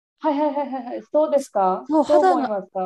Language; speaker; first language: Japanese; non-native, learner; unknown